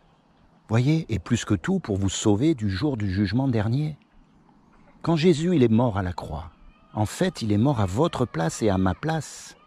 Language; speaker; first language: French; native; French